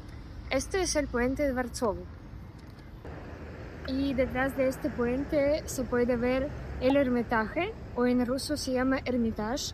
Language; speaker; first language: Spanish; non-native, fluent; Russian